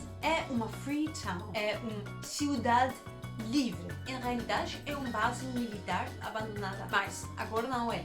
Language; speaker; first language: Portuguese; non-native, learner; Danish